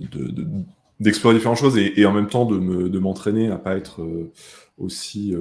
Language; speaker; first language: French; native; French